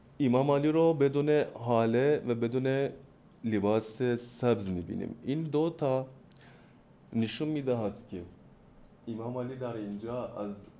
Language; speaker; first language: Persian; non-native, fluent; Turkish